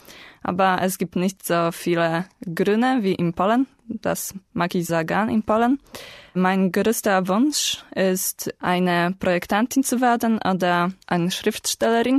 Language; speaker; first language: German; non-native, learner; Polish